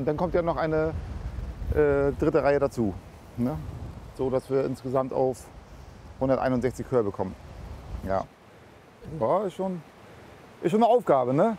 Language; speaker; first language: German; native; German